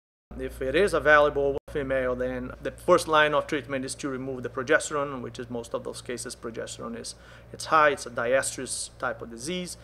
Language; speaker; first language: English; non-native, fluent; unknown